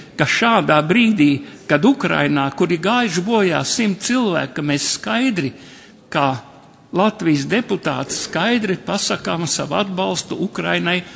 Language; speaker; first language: Latvian; native; Latvian